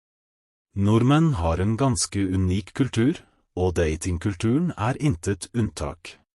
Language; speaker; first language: Norwegian; non-native, fluent; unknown